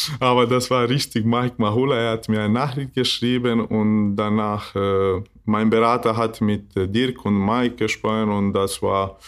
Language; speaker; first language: German; non-native, learner; Bosnian